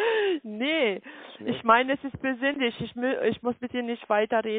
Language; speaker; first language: German; non-native, learner; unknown